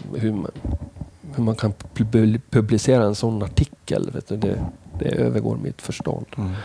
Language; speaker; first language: Swedish; native; Swedish